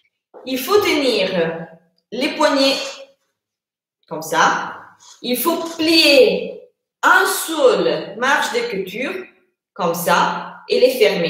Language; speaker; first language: French; non-native, fluent; Italian